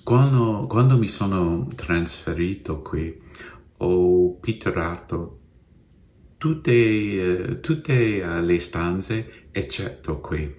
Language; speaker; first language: Italian; non-native, learner; English